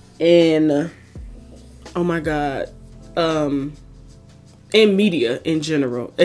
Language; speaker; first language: English; native; English